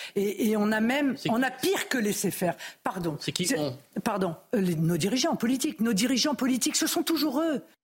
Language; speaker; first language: French; native; French